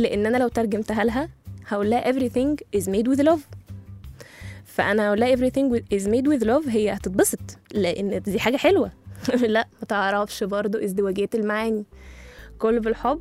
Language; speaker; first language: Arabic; native; Arabic